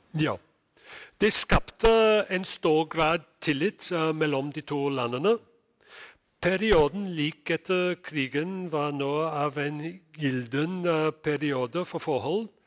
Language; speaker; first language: Norwegian; non-native, fluent; English